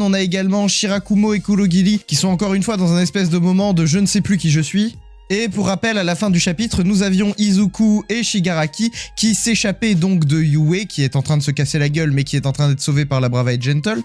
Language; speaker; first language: French; native; French